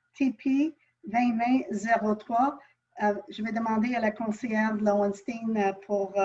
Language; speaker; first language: French; non-native, local second language; English